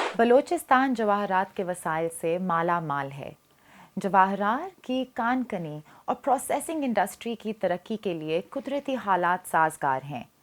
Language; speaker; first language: Urdu; non-native, fluent; Chinese